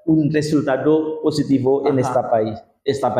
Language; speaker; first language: Spanish; non-native, learner; Indonesian